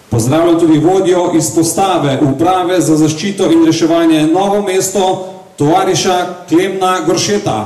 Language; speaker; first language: Slovenian; native; Slovenian